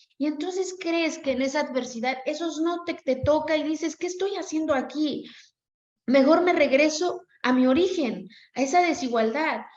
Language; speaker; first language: Spanish; non-native, local second language; Zapotec